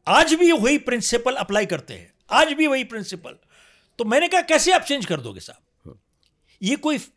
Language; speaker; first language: Hindi; native; Hindi